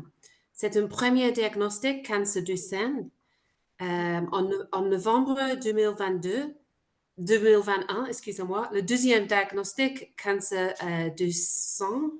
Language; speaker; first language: French; non-native, fluent; English